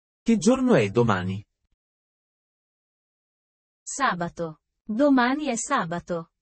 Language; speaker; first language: Italian; non-native, fluent; Sinhala